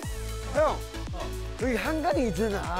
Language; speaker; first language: Korean; non-native, learner; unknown